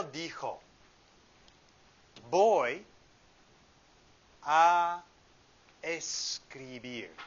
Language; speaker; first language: Spanish; non-native, fluent; English